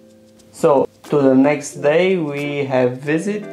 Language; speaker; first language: English; non-native, learner; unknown